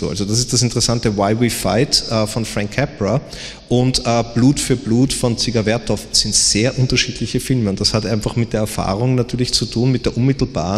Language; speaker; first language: German; native; German